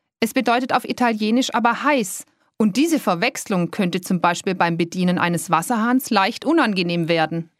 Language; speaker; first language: German; native; German